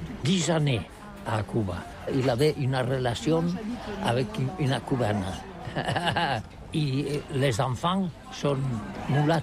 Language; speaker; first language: French; non-native, learner; Catalan